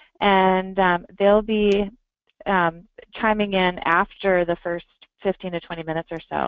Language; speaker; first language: English; native; English